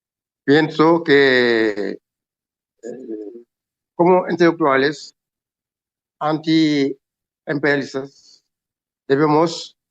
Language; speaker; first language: Spanish; non-native, learner; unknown